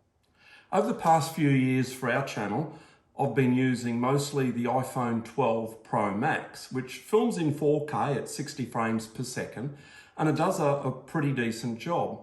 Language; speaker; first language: English; native; English